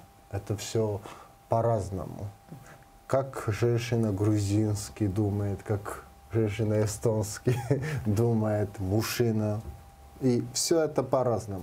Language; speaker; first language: Russian; non-native, learner; Georgian